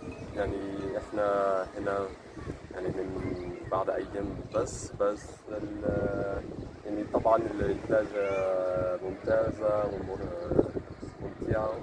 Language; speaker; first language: Arabic; non-native, fluent; French